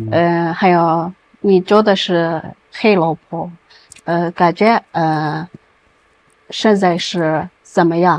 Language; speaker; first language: Chinese; non-native, learner; Amharic